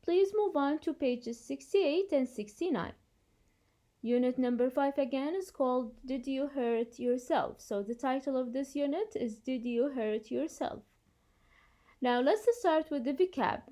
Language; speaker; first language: English; non-native, fluent; Arabic